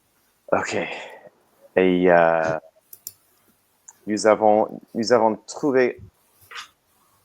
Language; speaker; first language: French; non-native, learner; English